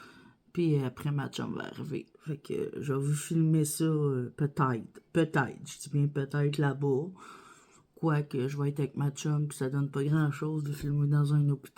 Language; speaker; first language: French; native; French